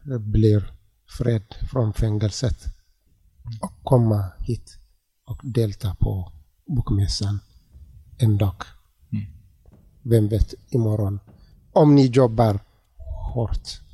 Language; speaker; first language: Swedish; non-native, learner; Tigrinya